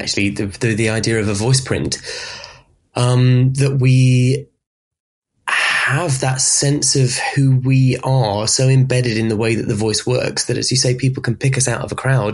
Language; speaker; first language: English; native; English